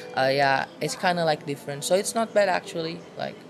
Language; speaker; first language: English; non-native, fluent; Indonesian